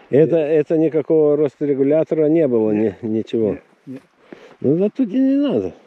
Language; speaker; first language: Russian; non-native, fluent; Lithuanian